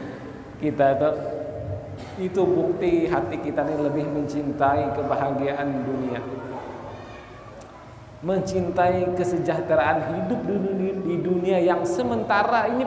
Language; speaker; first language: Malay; non-native, local second language; Banjar